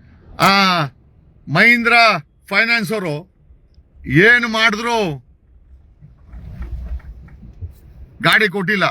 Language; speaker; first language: Kannada; native; Kannada